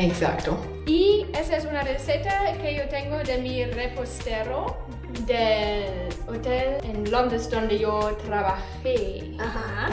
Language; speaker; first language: Spanish; non-native, fluent; German